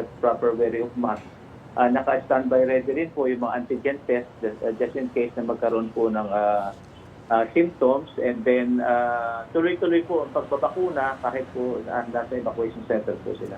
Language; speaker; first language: Filipino; native; Filipino